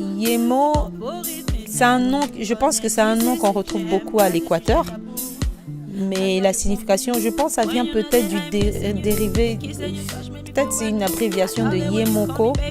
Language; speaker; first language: French; non-native, local second language; Lingala